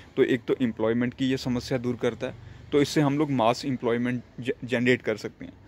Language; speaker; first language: Hindi; non-native, local second language; Punjabi